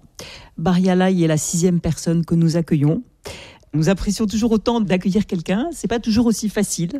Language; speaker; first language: French; native; French